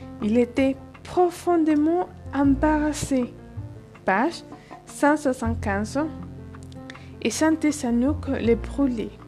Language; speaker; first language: French; non-native, fluent; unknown